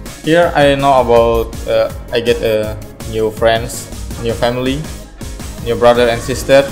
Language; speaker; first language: English; non-native, learner; Indonesian